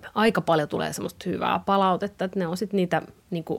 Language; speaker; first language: Finnish; native; Finnish